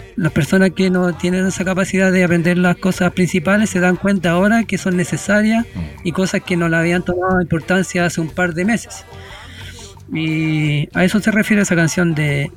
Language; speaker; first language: Spanish; native; Spanish